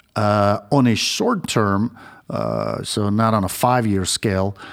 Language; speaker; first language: English; non-native, fluent; Dutch